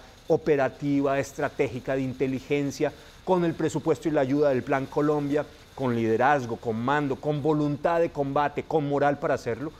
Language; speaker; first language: Spanish; native; Spanish